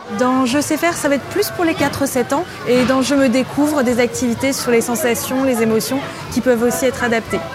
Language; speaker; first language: French; native; French